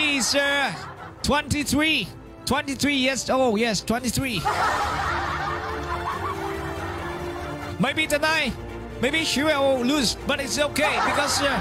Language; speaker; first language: English; non-native, learner; Chinese